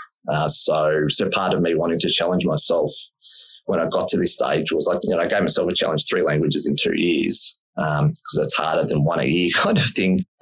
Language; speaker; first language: English; native; English